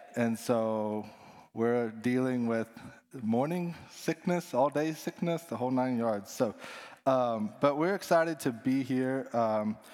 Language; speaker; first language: English; native; English